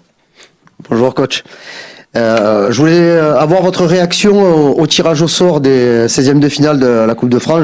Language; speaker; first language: French; native; French